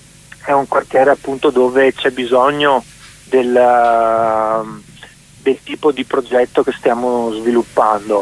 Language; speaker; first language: Italian; native; Italian